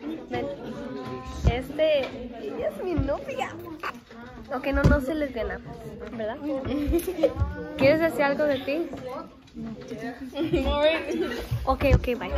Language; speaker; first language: Spanish; early bilingual, other home language; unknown